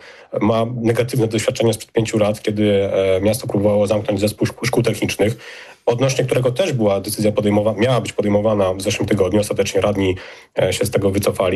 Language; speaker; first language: Polish; native; Polish